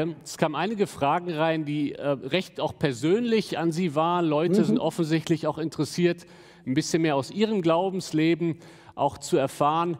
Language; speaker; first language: German; native; German